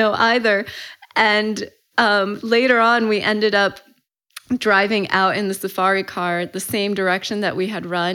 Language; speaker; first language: English; early bilingual, other home language; Chinese